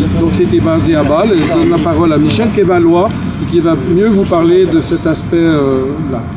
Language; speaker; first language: French; native; French